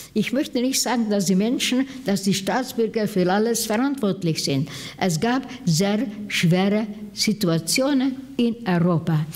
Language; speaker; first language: German; non-native, fluent; Hungarian